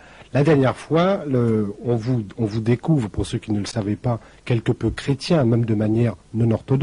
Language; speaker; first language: French; native; French